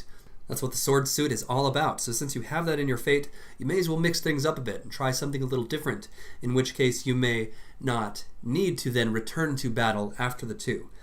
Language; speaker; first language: English; native; English